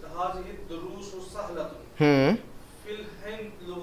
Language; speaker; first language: Arabic; non-native, learner; Urdu